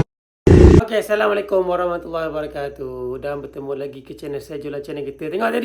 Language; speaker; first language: Malay; native; Malay